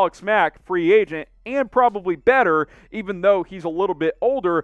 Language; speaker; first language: English; native; English